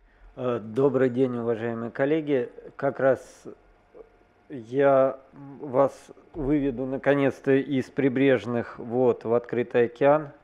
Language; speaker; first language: Russian; native; Russian